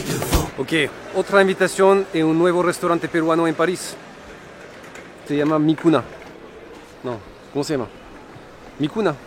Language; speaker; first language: Spanish; non-native, fluent; French